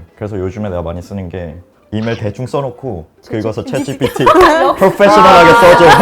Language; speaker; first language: Korean; early bilingual, heritage; Korean